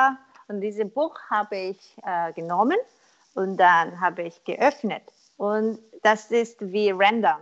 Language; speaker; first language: German; non-native, learner; Korean